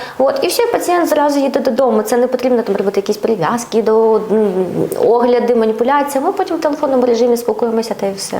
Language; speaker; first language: Ukrainian; native; Ukrainian